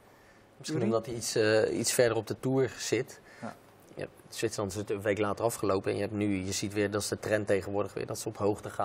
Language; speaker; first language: Dutch; native; Dutch